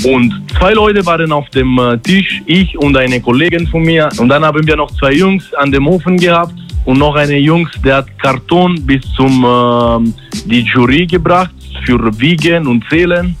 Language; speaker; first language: German; non-native, fluent; Italian